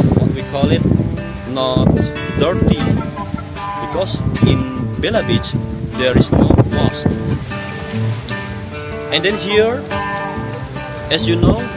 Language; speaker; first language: English; non-native, learner; Indonesian